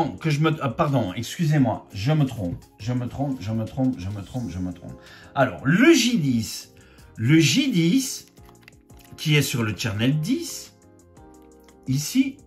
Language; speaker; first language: French; native; French